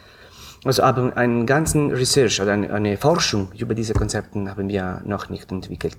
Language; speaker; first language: German; non-native, fluent; Italian